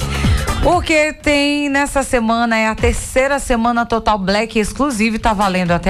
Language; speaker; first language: Portuguese; native; Portuguese